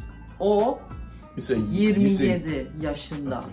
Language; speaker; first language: Turkish; early bilingual, heritage; Turkish